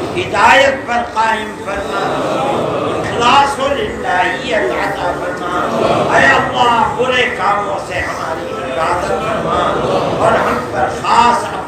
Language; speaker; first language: Urdu; native; Urdu